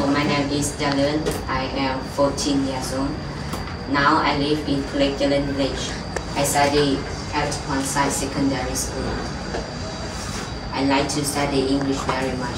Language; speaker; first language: English; non-native, learner; Hmong